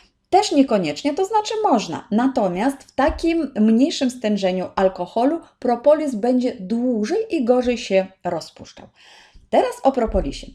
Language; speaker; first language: Polish; non-native, fluent; Ukrainian